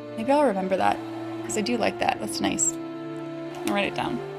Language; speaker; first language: English; native; English